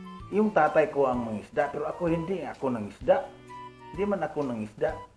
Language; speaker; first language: Filipino; non-native, local second language; Cebuano